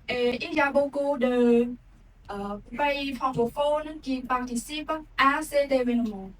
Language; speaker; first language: French; non-native, learner; Khmer